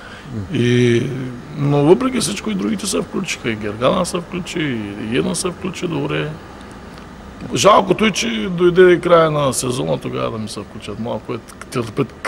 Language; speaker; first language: Bulgarian; native; Bulgarian